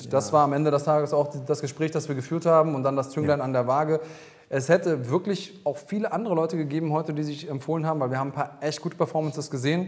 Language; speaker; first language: German; native; German